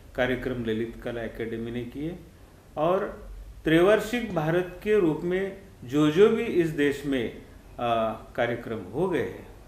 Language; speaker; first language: Hindi; non-native, local second language; Marathi